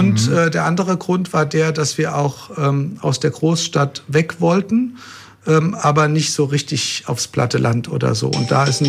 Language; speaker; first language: German; native; German